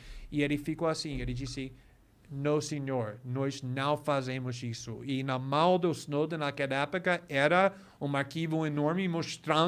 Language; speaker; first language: Portuguese; non-native, fluent; English